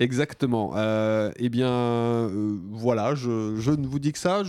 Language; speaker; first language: French; native; French